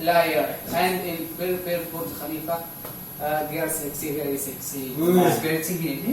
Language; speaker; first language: English; non-native, learner; Indonesian